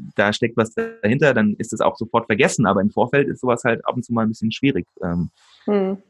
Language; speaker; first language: German; native; German